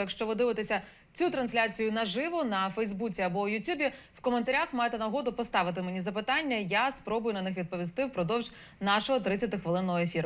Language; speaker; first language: Ukrainian; native; Ukrainian